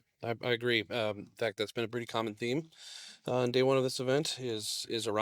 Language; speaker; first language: English; native; English